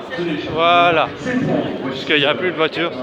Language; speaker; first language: French; native; French